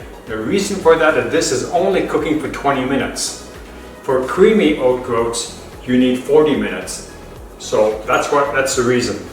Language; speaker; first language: English; native; English